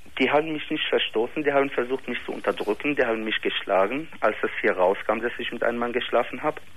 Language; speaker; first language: German; non-native, fluent; Arabic